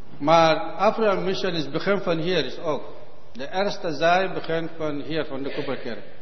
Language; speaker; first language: Dutch; non-native, learner; Arabic